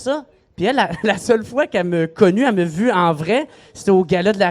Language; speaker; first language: French; native; French